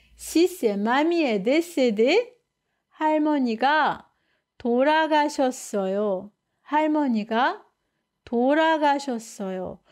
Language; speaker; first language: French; non-native, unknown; Korean